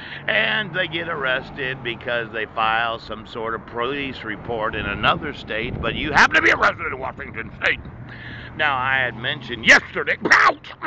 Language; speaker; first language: English; native; English